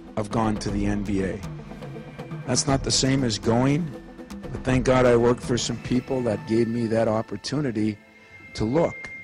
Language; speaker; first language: English; native; English